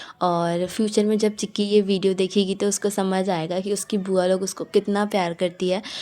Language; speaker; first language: Hindi; native; Hindi